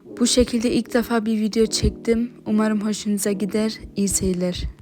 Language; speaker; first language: Turkish; early bilingual, heritage; Turkish